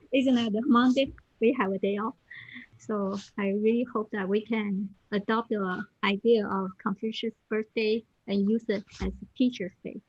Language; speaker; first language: English; non-native, fluent; Chinese